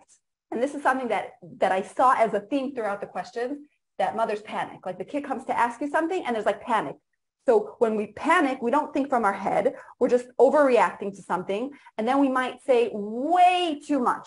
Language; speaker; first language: English; non-native, fluent; Hebrew